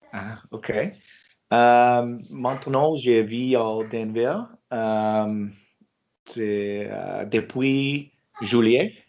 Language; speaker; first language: French; non-native, learner; English